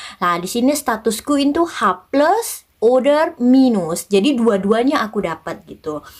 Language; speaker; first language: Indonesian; native; Indonesian